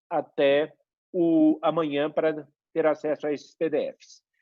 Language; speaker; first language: Portuguese; native; Portuguese